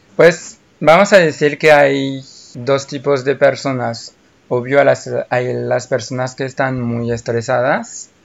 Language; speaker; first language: Spanish; non-native, fluent; French